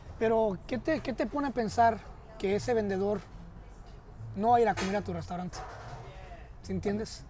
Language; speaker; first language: Spanish; early bilingual, heritage; Spanish